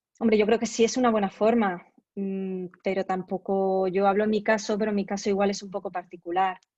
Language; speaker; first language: Spanish; native; Spanish